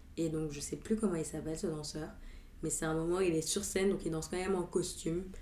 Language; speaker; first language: French; native; French